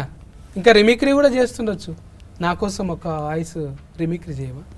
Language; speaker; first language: Telugu; native; Telugu